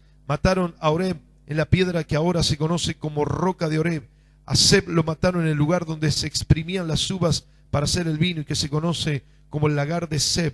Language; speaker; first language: Spanish; native; Spanish